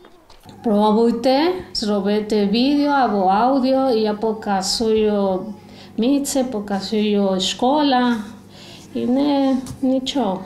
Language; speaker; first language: Ukrainian; non-native, learner; Spanish